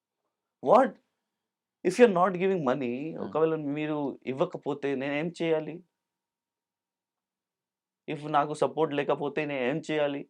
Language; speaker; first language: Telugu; non-native, local second language; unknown